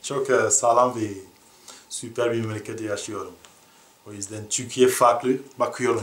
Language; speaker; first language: Turkish; non-native, learner; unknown